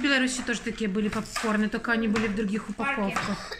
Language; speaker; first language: Russian; native; Russian